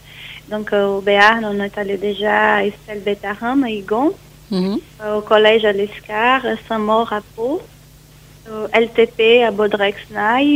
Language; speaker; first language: French; non-native, fluent; Portuguese